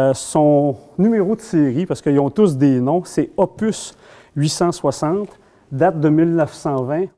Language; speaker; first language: French; native; French